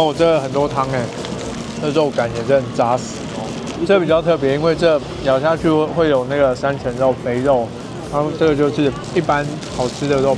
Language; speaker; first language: Chinese; native; Chinese